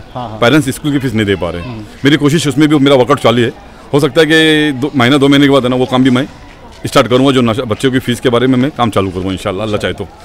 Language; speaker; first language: Hindi; non-native, local second language; Urdu